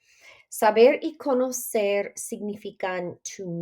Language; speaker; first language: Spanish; non-native, fluent; English